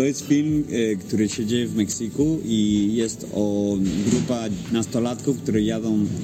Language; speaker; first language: Polish; non-native, fluent; Spanish